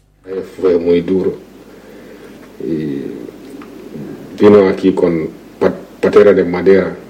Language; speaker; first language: Spanish; non-native, learner; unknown